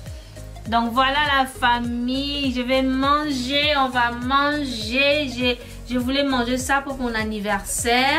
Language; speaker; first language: French; non-native, local second language; Lingala